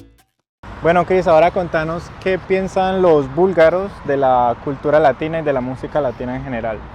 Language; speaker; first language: Spanish; native; Spanish